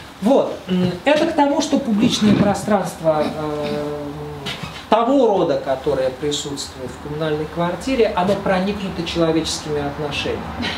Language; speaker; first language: Russian; native; Russian